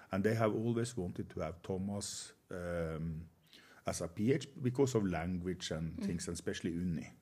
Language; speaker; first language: English; non-native, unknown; Norwegian